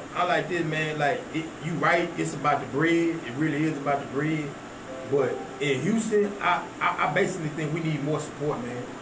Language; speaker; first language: English; native; English